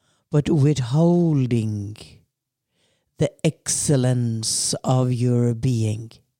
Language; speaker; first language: English; non-native, fluent; Norwegian